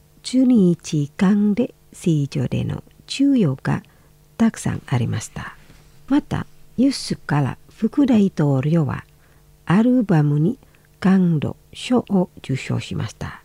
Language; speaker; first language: Japanese; non-native, fluent; Indonesian